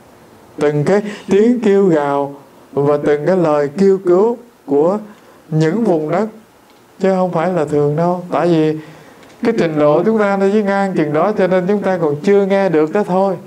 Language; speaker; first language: Vietnamese; native; Vietnamese